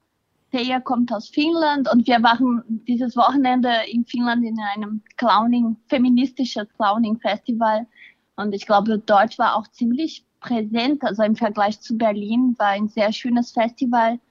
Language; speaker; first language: German; non-native, fluent; Portuguese